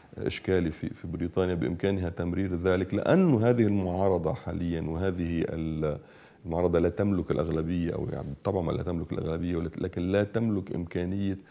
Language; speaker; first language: Arabic; native; Arabic